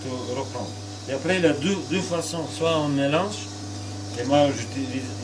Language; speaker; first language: French; non-native, fluent; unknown